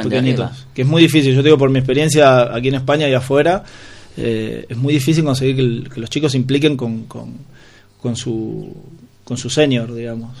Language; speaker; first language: Spanish; native; Spanish